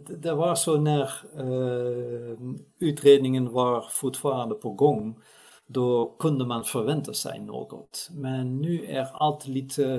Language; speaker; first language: Swedish; non-native, fluent; Dutch